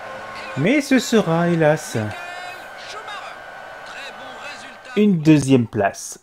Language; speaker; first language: French; native; French